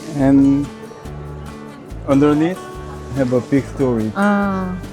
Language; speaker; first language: English; non-native, learner; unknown